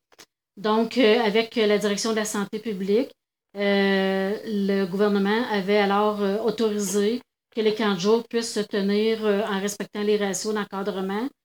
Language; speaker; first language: French; native; French